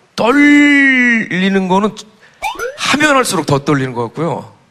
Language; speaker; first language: Korean; native; Korean